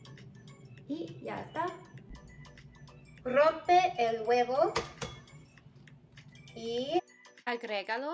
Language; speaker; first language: Spanish; non-native, fluent; English